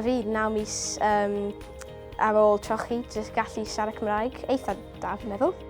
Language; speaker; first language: Welsh; non-native, local second language; English